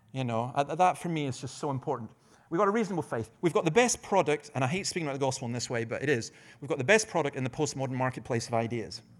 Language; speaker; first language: English; native; English